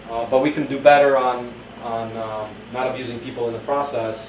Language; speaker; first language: English; non-native, fluent; Polish